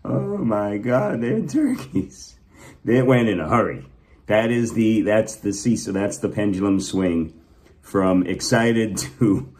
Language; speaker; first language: English; native; English